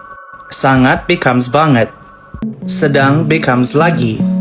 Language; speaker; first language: Indonesian; non-native, fluent; English